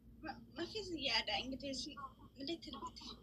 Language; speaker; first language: Arabic; non-native, learner; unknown